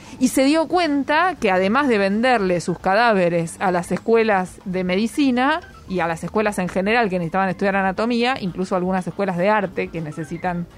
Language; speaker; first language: Spanish; native; Spanish